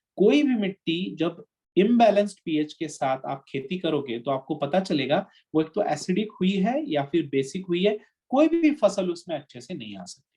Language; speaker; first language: Hindi; non-native, local second language; Marathi